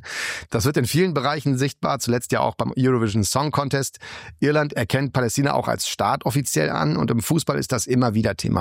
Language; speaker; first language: German; native; German